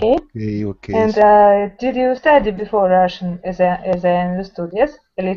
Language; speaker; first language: English; non-native, fluent; Russian